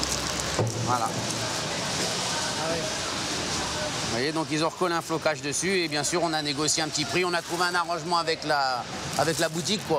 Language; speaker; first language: French; native; French